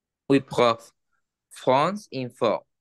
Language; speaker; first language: French; non-native, learner; Spanish